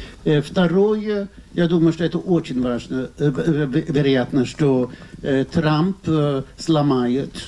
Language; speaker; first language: Russian; non-native, fluent; Swedish